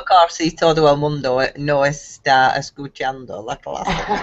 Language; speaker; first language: Spanish; non-native, learner; English